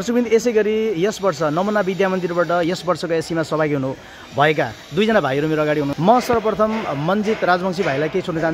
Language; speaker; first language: Nepali; native; Nepali